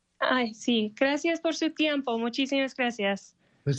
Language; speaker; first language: Spanish; non-native, learner; English